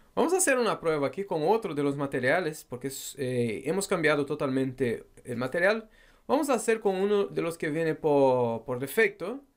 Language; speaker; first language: Spanish; non-native, fluent; Portuguese